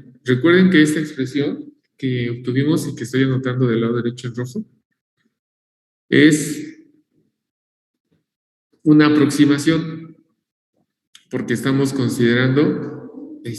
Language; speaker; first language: Spanish; native; Spanish